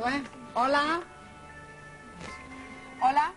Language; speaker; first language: Spanish; native; Spanish